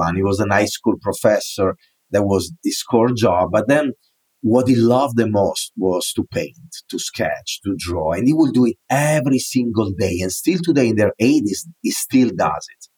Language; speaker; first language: English; non-native, fluent; Italian